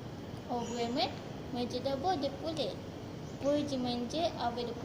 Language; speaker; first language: French; non-native, learner; Malay